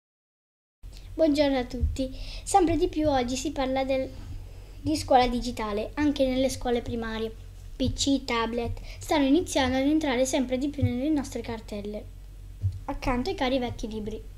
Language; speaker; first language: Italian; native; Italian